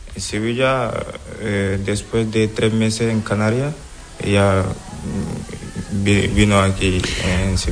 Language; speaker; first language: Spanish; non-native, learner; Wolof